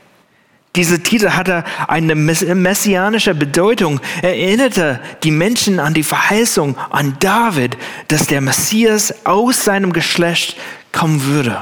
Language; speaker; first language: German; non-native, fluent; English